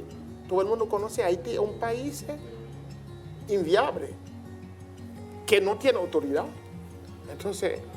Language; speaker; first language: Spanish; non-native, learner; Haitian Creole